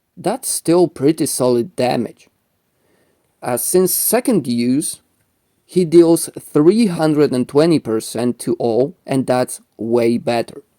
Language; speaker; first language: English; non-native, fluent; Polish